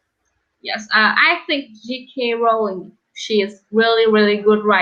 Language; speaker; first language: English; non-native, learner; Vietnamese